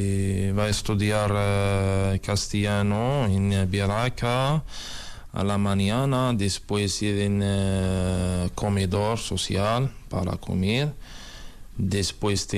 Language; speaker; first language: Spanish; non-native, learner; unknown